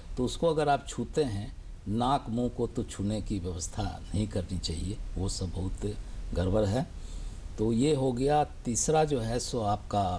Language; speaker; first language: Hindi; native; Hindi